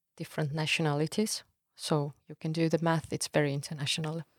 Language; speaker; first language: English; non-native, fluent; Estonian